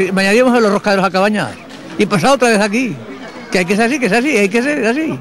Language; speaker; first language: Spanish; native; Spanish